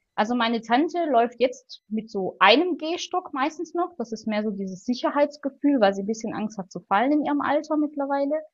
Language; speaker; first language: German; native; German